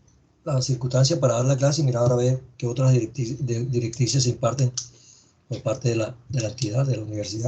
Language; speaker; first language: Spanish; native; Spanish